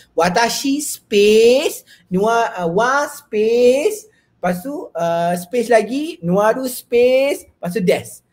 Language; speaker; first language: Malay; native; Malay